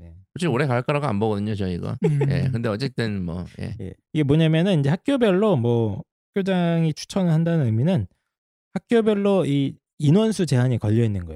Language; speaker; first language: Korean; native; Korean